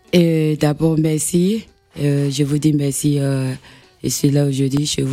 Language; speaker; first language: French; non-native, local second language; Mandingo